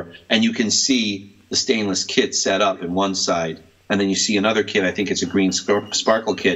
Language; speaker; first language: English; native; English